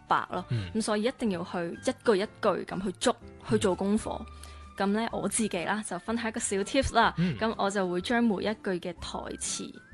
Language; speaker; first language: Cantonese; native; Cantonese